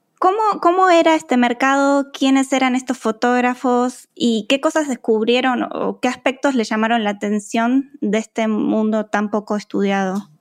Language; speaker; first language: Spanish; native; Spanish